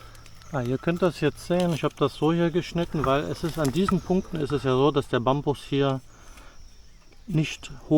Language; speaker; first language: German; native; German